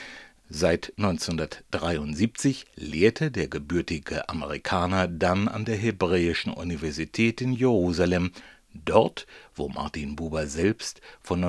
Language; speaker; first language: German; native; German